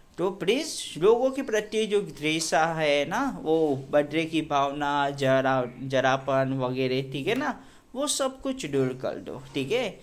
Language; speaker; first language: Hindi; non-native, local second language; Gujarati